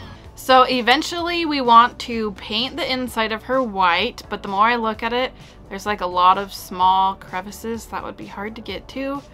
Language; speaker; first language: English; native; English